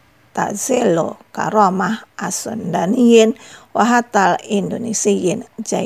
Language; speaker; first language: Arabic; non-native, fluent; Indonesian